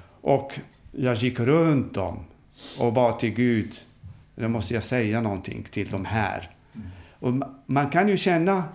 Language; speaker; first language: Swedish; non-native, fluent; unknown